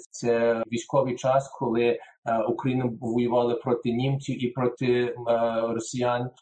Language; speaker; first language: Ukrainian; early bilingual, heritage; Ukrainian